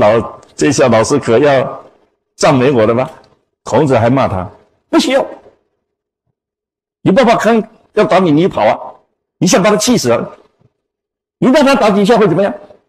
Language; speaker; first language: Chinese; native; Chinese